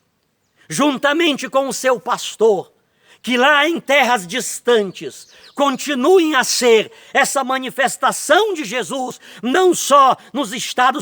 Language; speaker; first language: Portuguese; native; Portuguese